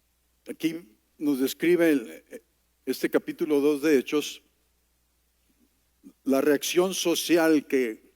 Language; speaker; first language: Spanish; native; Spanish